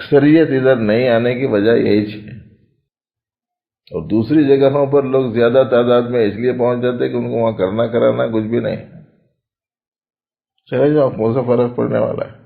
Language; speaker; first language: Urdu; native; Urdu